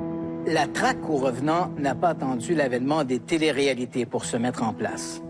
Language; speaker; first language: French; native; French